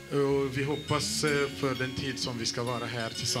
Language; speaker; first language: Swedish; non-native, fluent; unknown